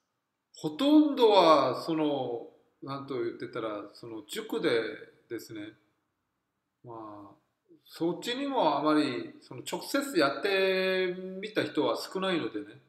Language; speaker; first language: Japanese; non-native, fluent; Korean